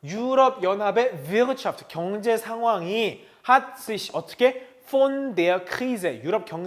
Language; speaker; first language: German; non-native, fluent; Korean